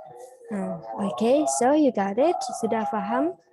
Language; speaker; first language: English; non-native, learner; Indonesian